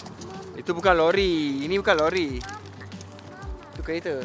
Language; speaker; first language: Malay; non-native, local second language; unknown